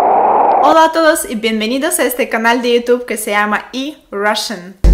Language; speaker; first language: Spanish; non-native, fluent; Russian